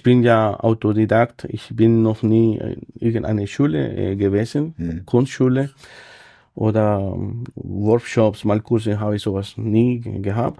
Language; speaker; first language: German; non-native, fluent; Spanish